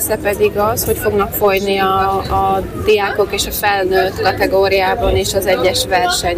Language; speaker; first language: Hungarian; native; Hungarian